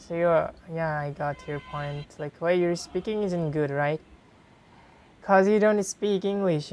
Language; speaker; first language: English; non-native, fluent; Bangla